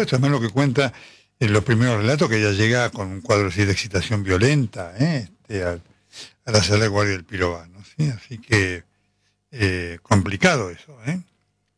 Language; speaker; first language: Spanish; native; Spanish